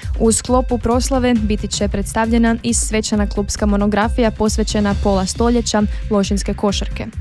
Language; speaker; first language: Croatian; native; Croatian